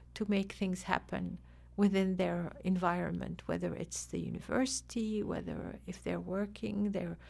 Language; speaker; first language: English; non-native, fluent; Arabic